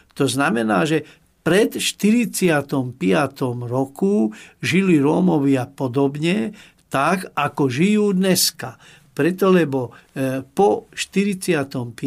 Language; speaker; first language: Slovak; non-native, local second language; Hungarian